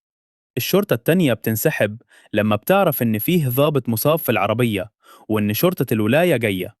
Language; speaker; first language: Arabic; native; Arabic